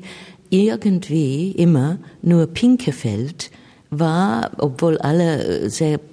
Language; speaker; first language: German; non-native, fluent; English